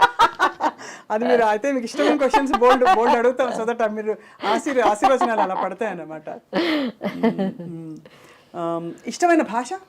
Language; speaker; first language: Telugu; native; Telugu